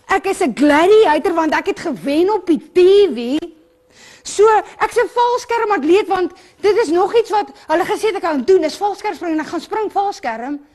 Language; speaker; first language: Afrikaans; non-native, local second language; English